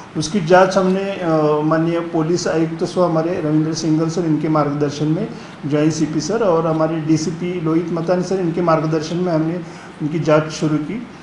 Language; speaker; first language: Hindi; non-native, local second language; Marathi